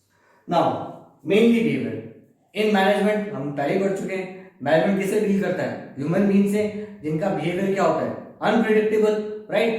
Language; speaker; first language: Hindi; native; Hindi